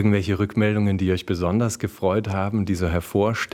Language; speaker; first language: German; native; German